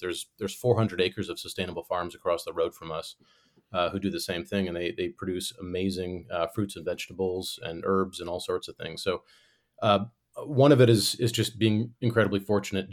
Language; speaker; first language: English; native; English